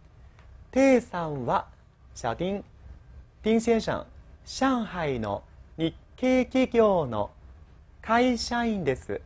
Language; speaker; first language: Japanese; non-native, fluent; Chinese